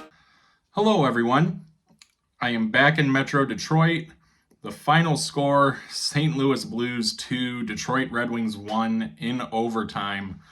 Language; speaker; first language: English; native; English